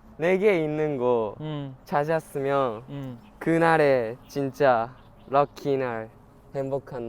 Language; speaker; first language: Korean; non-native, learner; Japanese